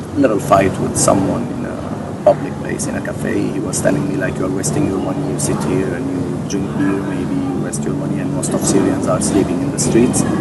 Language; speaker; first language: English; non-native, fluent; Arabic